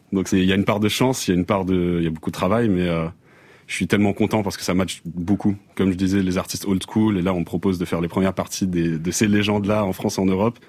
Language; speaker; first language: French; native; French